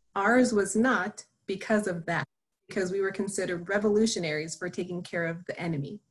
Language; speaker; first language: English; native; English